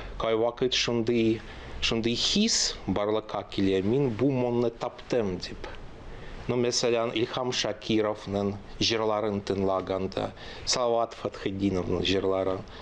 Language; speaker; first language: Tatar; non-native, local second language; Russian